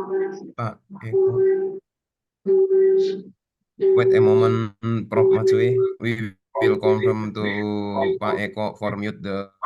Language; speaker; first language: English; non-native, learner; Indonesian